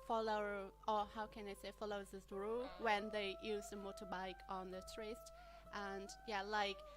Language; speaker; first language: English; non-native, learner; Vietnamese